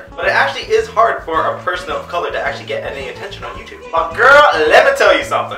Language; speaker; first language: English; native; English